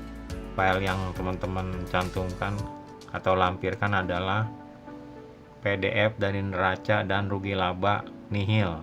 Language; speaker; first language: Indonesian; native; Indonesian